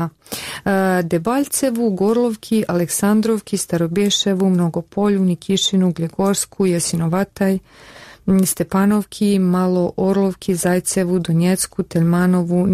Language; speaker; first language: Russian; non-native, learner; Bosnian